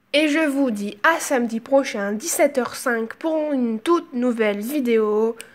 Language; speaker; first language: French; native; French